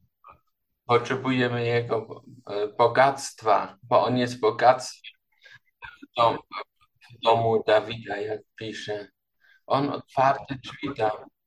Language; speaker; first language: Polish; non-native, learner; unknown